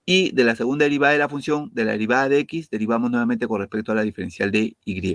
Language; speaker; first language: Spanish; native; Spanish